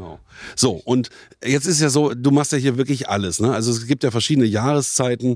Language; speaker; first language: German; native; German